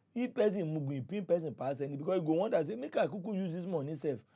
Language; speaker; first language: Nigerian Pidgin; non-native, local second language; Yoruba